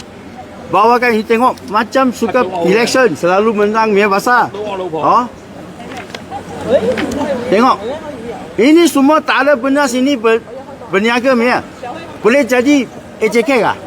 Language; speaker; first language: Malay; non-native, local second language; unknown